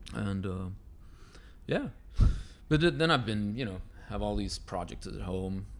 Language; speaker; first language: English; non-native, fluent; Spanish